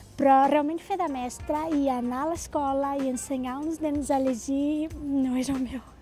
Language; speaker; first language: Catalan; non-native, fluent; Portuguese